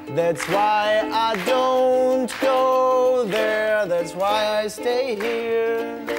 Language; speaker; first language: English; non-native, fluent; German